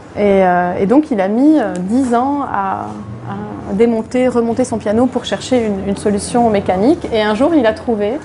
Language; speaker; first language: French; non-native, local second language; Arabic